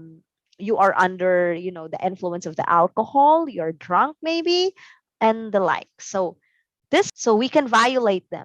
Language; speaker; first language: English; non-native, local second language; Cebuano